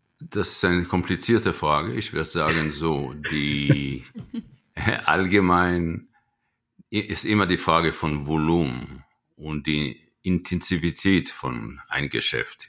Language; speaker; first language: German; non-native, fluent; Hebrew